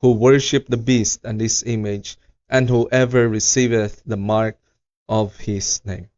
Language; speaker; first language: English; non-native, local second language; Filipino